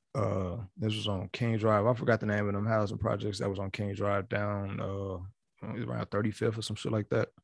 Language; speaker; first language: English; native; English